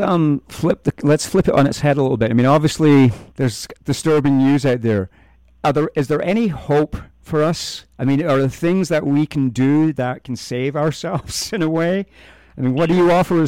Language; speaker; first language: English; native; English